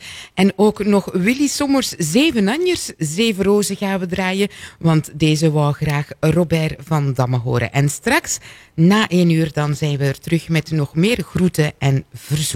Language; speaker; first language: Dutch; native; Dutch